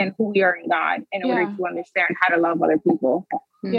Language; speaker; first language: English; early bilingual, other home language; Spanish